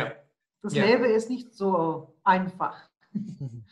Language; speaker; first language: German; non-native, learner; Afrikaans